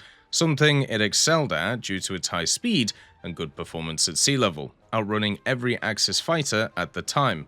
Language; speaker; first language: English; native; English